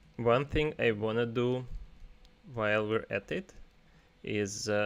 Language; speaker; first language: English; non-native, fluent; Russian